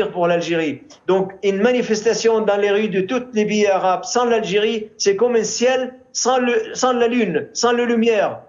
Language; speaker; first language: French; non-native, fluent; Arabic